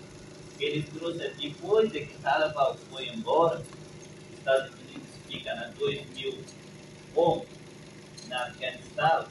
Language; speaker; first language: Portuguese; non-native, learner; Persian